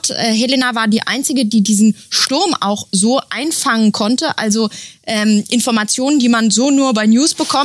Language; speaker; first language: German; native; German